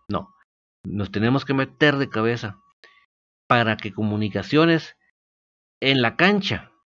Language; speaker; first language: Spanish; native; Spanish